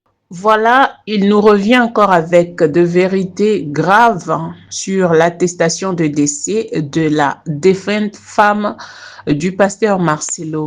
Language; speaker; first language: French; non-native, local second language; Lingala